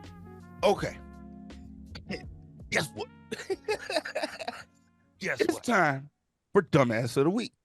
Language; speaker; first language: English; native; English